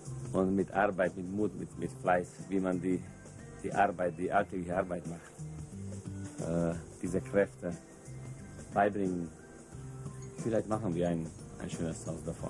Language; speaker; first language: German; non-native, local second language; Hungarian